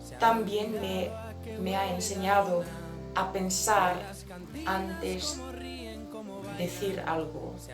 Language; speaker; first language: Spanish; non-native, learner; English